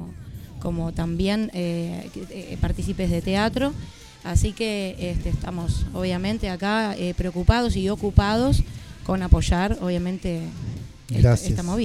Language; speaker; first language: Spanish; native; Spanish